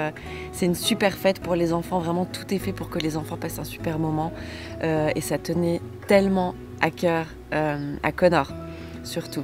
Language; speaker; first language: French; native; French